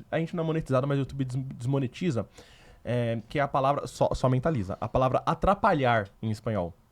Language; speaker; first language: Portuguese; native; Portuguese